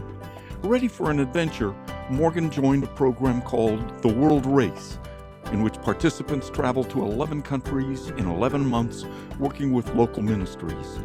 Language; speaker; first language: English; native; English